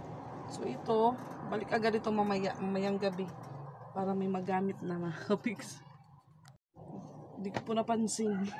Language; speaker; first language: Filipino; native; Filipino